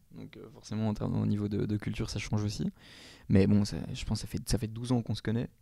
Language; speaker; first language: French; native; French